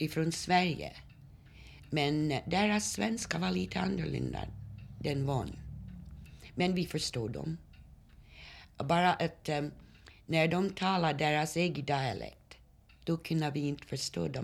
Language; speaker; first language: Swedish; early bilingual, heritage; Swedish